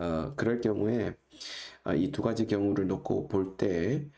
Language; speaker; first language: Korean; native; Korean